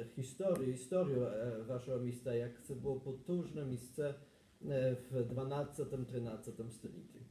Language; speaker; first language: Ukrainian; non-native, learner; Polish